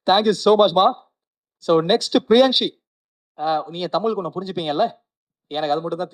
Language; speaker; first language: Tamil; native; Tamil